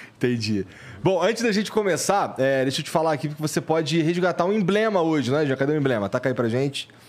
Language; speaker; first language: Portuguese; native; Portuguese